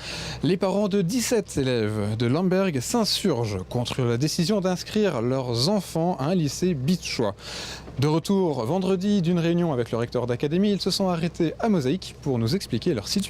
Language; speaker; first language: French; native; French